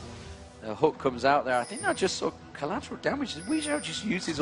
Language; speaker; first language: English; native; English